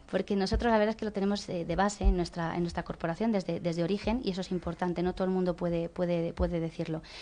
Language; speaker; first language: Spanish; native; Spanish